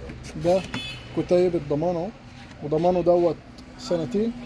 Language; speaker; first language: Arabic; native; Arabic